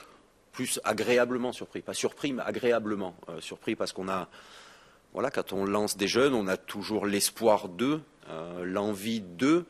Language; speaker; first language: French; native; French